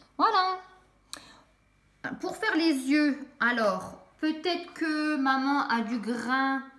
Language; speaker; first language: French; native; French